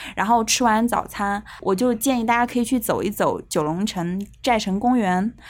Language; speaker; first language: Chinese; native; Chinese